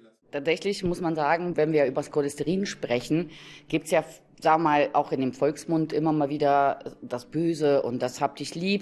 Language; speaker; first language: German; native; German